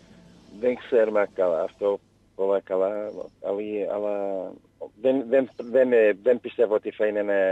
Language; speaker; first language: Greek; non-native, learner; Portuguese